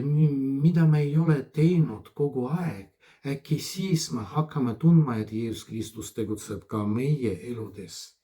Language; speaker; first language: Estonian; non-native, fluent; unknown